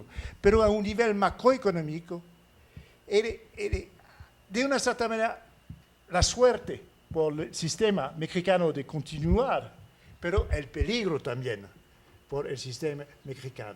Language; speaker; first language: Spanish; non-native, fluent; French